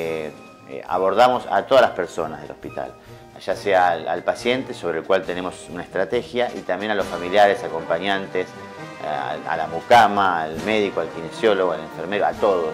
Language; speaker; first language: Spanish; native; Spanish